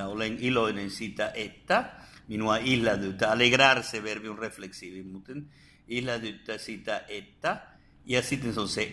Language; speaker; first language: Finnish; non-native, fluent; Spanish